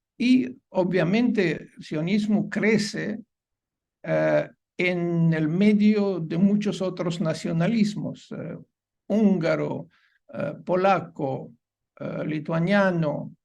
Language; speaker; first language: Spanish; non-native, fluent; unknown